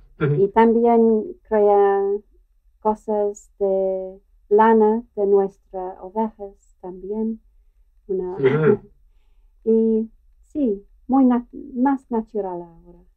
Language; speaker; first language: Spanish; non-native, learner; English